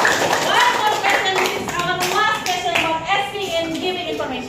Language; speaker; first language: English; non-native, learner; Indonesian